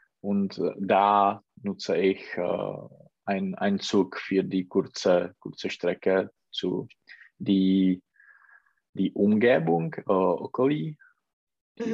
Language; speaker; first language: German; non-native, learner; Czech